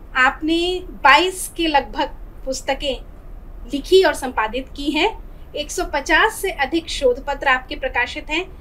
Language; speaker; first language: Hindi; native; Hindi